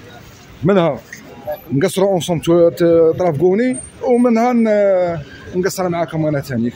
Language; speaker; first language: Arabic; native; Arabic